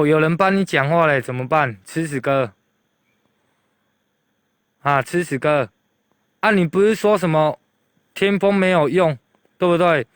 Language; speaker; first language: Chinese; native; Chinese